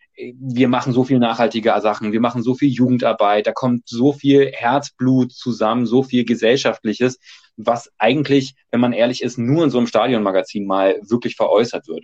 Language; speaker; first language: German; native; German